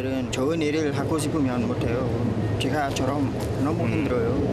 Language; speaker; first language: Korean; non-native, learner; Khmer